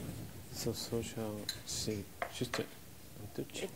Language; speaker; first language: French; non-native, fluent; Spanish